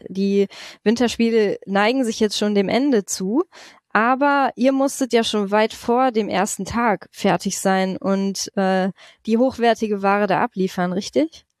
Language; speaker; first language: German; native; German